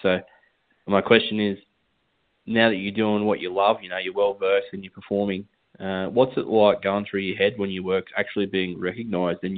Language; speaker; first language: English; native; English